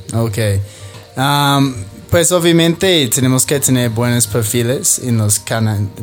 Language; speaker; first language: Spanish; non-native, fluent; English